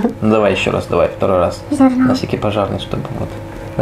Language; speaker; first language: Russian; native; Russian